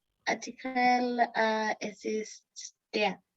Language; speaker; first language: German; non-native, learner; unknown